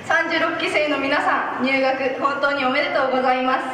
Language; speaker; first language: Japanese; non-native, fluent; Korean